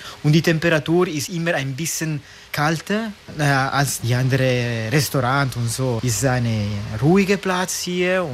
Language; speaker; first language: German; non-native, local second language; Italian